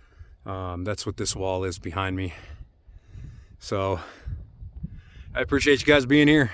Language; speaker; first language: English; native; English